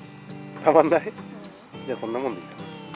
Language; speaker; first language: Japanese; native; Japanese